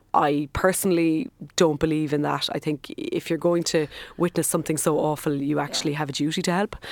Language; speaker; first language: English; native; English